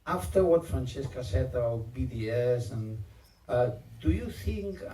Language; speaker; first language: English; non-native, fluent; Catalan